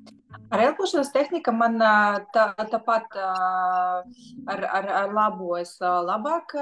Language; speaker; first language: Latvian; non-native, local second language; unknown